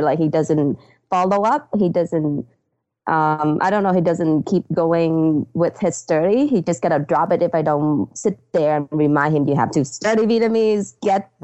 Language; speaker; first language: English; non-native, fluent; Vietnamese